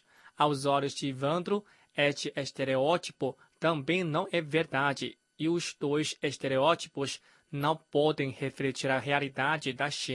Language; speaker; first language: Portuguese; non-native, fluent; Chinese